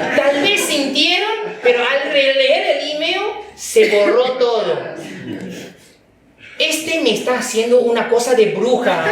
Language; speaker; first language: Spanish; non-native, fluent; Chinese